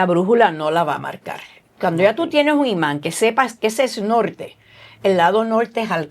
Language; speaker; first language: Spanish; native; Spanish